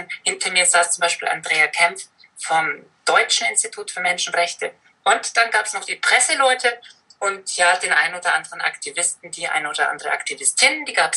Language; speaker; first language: German; native; German